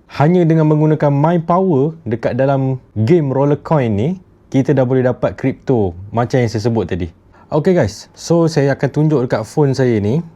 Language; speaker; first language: Malay; native; Malay